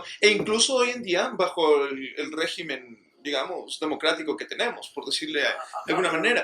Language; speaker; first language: Spanish; native; Spanish